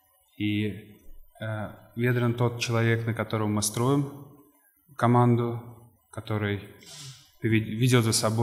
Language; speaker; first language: Russian; native; Russian